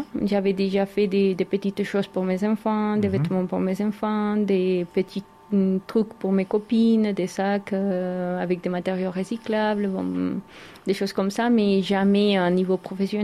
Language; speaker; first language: French; non-native, fluent; Spanish